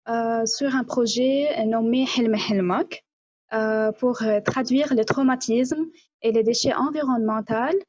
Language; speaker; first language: French; non-native, local second language; Arabic